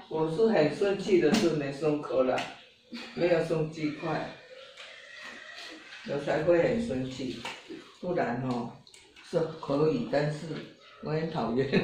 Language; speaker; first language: Chinese; non-native, local second language; Hakka Chinese